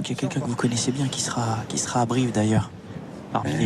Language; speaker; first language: French; native; French